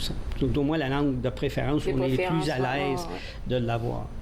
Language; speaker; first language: French; native; French